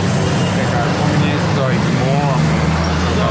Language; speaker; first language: English; non-native, learner; Japanese